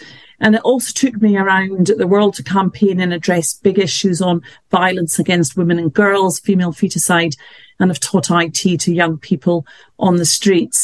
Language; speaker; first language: English; native; English